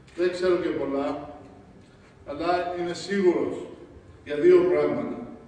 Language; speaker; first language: Greek; early bilingual, heritage; Greek